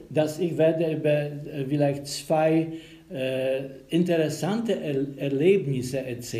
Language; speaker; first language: German; non-native, learner; Polish